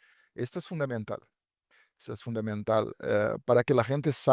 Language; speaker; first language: Spanish; non-native, fluent; Portuguese